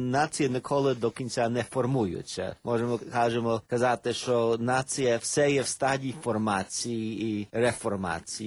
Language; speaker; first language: Ukrainian; early bilingual, heritage; Ukrainian